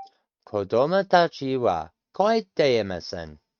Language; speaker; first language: Japanese; non-native, learner; English